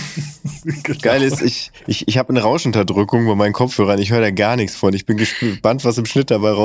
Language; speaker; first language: German; native; German